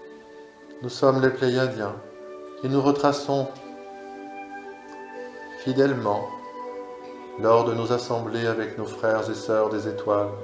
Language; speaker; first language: French; native; French